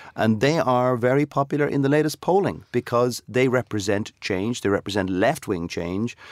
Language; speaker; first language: English; native; English